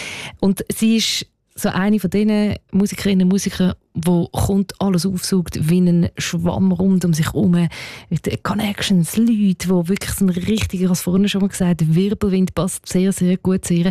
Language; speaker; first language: German; native; German